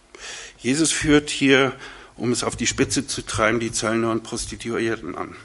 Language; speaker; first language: German; native; German